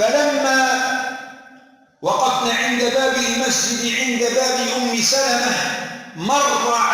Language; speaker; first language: Arabic; native; Arabic